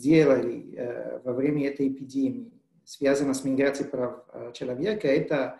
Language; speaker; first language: Russian; non-native, fluent; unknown